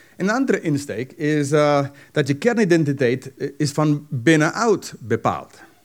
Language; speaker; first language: Dutch; non-native, fluent; English